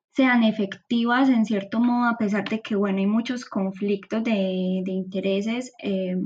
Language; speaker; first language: Spanish; native; Spanish